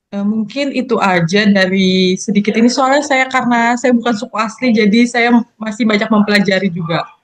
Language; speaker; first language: Indonesian; native; Indonesian